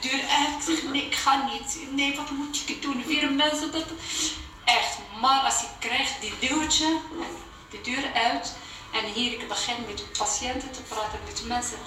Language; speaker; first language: Dutch; non-native, learner; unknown